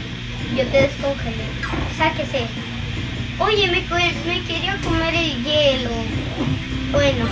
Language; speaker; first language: Spanish; native; Spanish